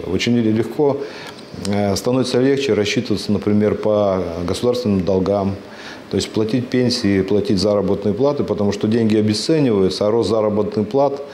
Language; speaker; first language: Russian; native; Russian